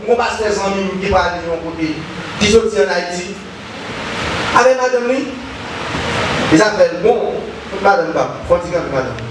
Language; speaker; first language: French; non-native, learner; Haitian Creole